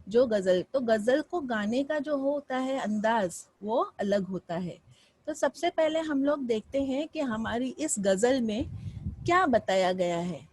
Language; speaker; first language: Hindi; non-native, local second language; Marathi